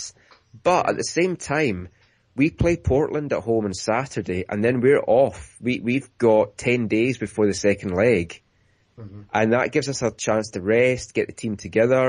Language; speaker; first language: English; native; English